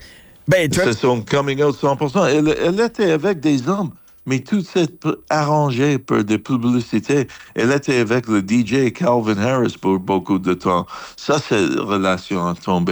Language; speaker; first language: French; non-native, fluent; English